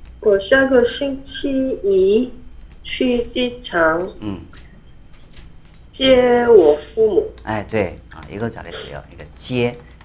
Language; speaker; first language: Chinese; non-native, learner; Korean